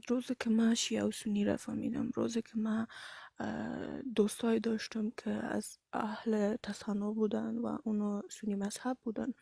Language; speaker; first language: Persian; early bilingual, heritage; Persian